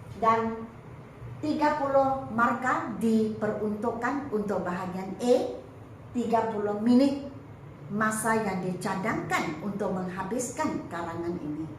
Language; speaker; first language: Malay; non-native, local second language; Chinese